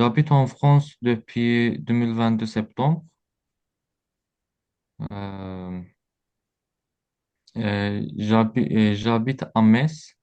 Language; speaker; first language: French; non-native, learner; Azerbaijani